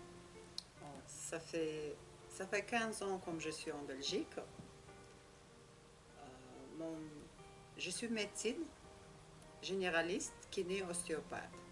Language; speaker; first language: French; non-native, learner; Russian